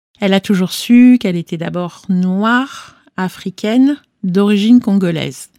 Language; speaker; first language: French; native; French